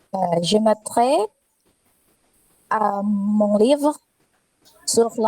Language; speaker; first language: French; non-native, learner; Indonesian